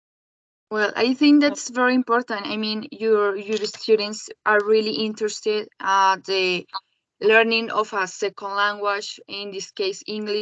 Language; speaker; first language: English; non-native, learner; Spanish